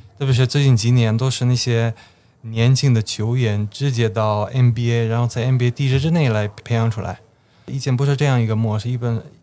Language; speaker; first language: Chinese; non-native, fluent; Slovenian